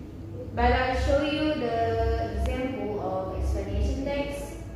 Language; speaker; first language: English; non-native, fluent; Indonesian